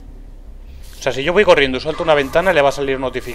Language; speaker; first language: Spanish; native; Spanish